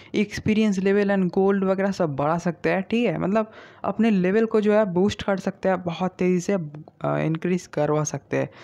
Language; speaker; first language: Hindi; non-native, local second language; Bangla